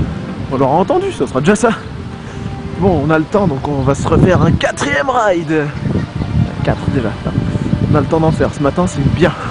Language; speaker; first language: French; native; French